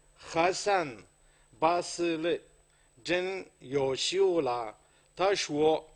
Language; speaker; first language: Chinese; non-native, fluent; Arabic